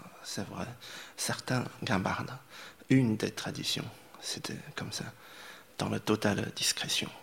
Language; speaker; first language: French; non-native, fluent; Chinese